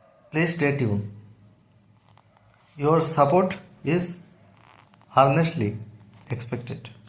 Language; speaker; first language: English; non-native, local second language; Bangla